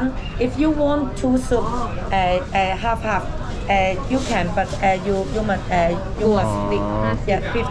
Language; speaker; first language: English; non-native, learner; Cantonese